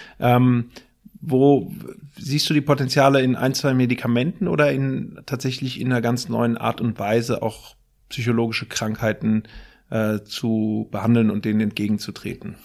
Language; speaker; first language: German; native; German